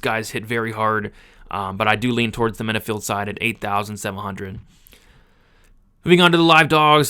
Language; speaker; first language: English; native; English